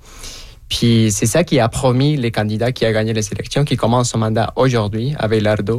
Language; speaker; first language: French; non-native, fluent; Spanish